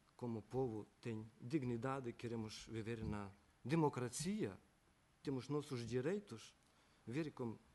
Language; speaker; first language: Portuguese; non-native, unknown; Ukrainian